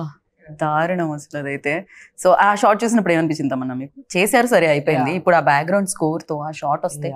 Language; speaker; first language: Telugu; native; Telugu